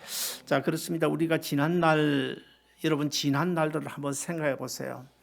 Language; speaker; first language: Korean; native; Korean